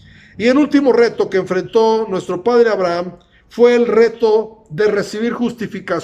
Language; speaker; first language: Spanish; native; Spanish